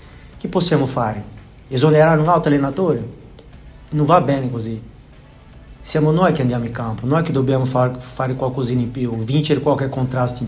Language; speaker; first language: Italian; non-native, fluent; Portuguese